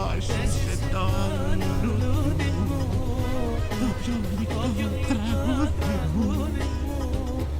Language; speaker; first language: Greek; early bilingual, heritage; Greek